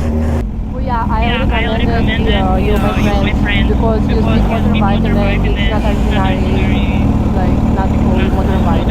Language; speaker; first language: English; non-native, learner; Russian